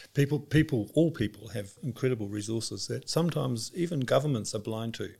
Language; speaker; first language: English; native; English